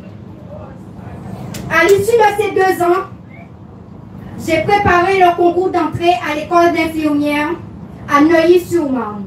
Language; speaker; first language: French; native; French